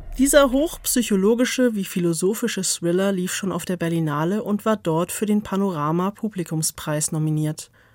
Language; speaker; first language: German; native; German